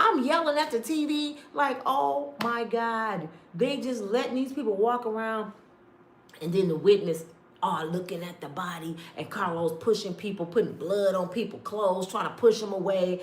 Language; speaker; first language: English; native; English